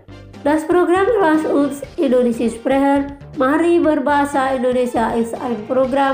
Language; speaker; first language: German; non-native, fluent; Indonesian